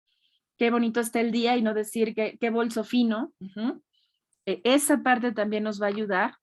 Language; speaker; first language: Spanish; native; Spanish